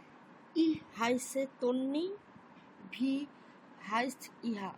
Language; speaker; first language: German; non-native, learner; Bangla